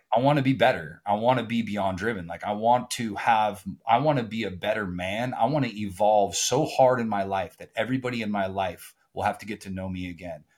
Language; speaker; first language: English; native; English